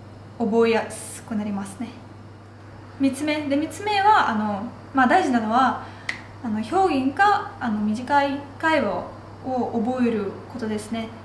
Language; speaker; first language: Japanese; non-native, fluent; Russian